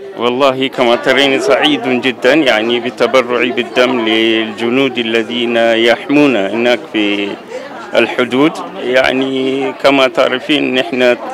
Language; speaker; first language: Arabic; non-native, fluent; Amharic